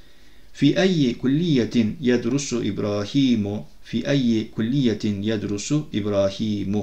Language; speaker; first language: Arabic; non-native, fluent; Turkish